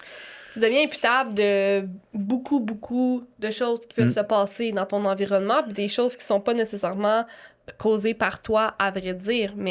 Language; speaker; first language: French; native; French